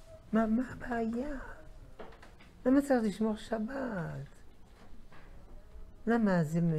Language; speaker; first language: Hebrew; non-native, fluent; French